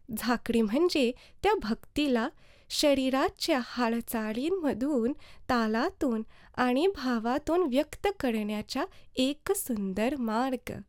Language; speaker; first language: Marathi; early bilingual, heritage; Marathi